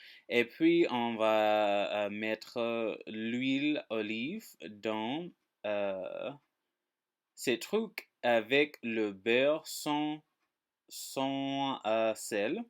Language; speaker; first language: French; non-native, learner; English